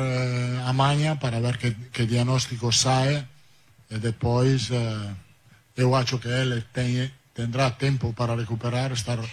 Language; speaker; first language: Portuguese; non-native, learner; Italian